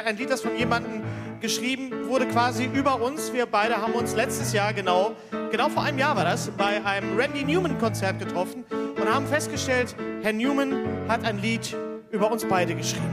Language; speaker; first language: German; native; German